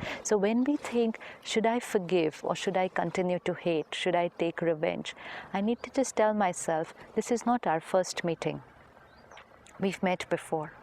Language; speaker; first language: English; non-native, local second language; Hindi